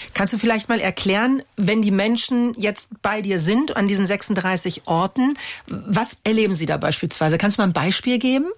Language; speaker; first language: German; native; German